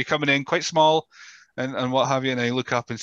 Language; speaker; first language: English; native; English